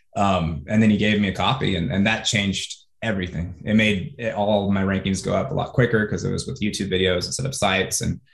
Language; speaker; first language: English; native; English